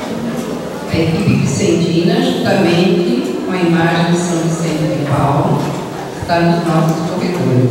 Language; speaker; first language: Portuguese; native; Portuguese